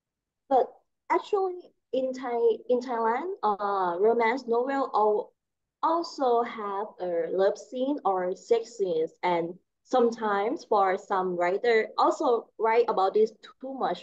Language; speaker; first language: English; non-native, learner; Thai